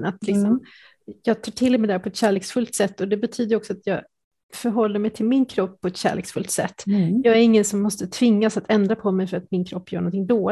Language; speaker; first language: Swedish; native; Swedish